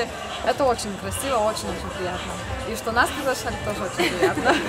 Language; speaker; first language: Russian; non-native, fluent; Lithuanian